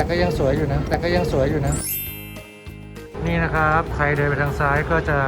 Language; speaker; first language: Thai; native; Thai